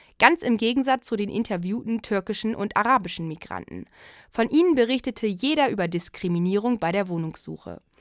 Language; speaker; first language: German; native; German